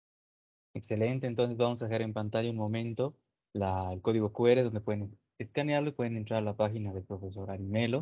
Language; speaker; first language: Spanish; native; Spanish